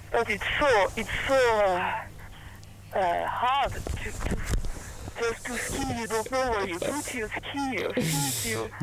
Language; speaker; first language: English; non-native, learner; French